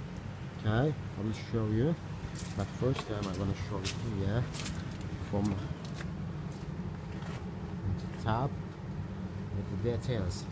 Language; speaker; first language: English; non-native, learner; Turkish